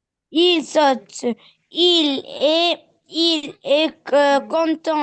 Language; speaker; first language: French; non-native, learner; Arabic